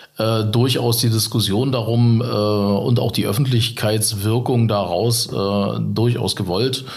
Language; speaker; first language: German; native; German